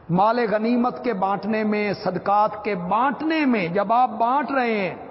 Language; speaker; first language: Urdu; non-native, local second language; Punjabi